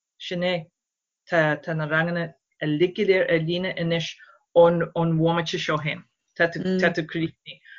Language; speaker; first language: Irish; non-native, fluent; English